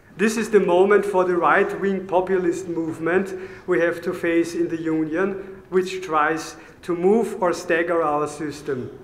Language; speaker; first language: English; non-native, fluent; German